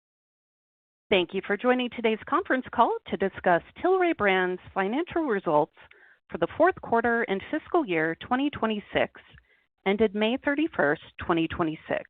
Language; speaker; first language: English; native; English